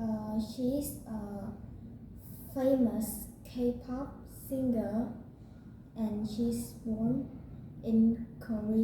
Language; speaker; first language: English; non-native, learner; Vietnamese